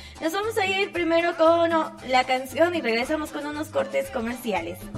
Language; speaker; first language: Spanish; native; Spanish